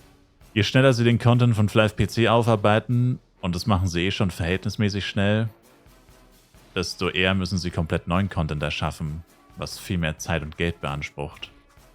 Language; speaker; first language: German; native; German